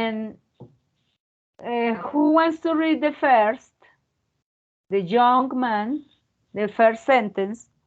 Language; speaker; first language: English; non-native, learner; Spanish